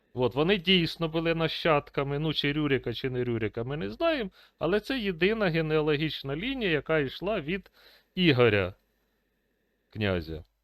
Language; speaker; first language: Ukrainian; native; Ukrainian